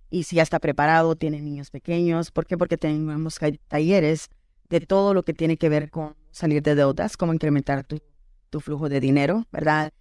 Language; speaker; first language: Spanish; early bilingual, heritage; Spanish